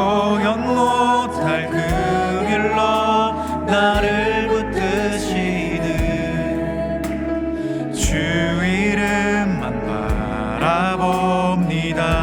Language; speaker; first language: Korean; native; Korean